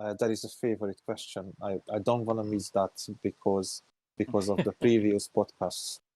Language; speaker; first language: English; non-native, learner; Hungarian